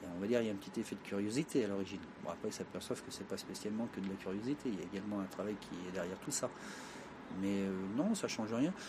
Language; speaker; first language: French; native; French